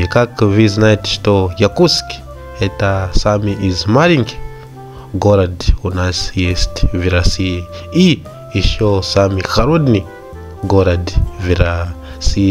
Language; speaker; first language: Russian; non-native, learner; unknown